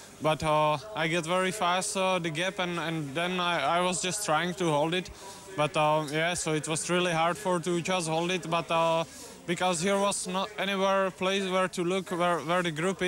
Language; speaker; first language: English; non-native, learner; Czech